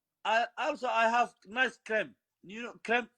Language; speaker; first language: English; non-native, learner; Somali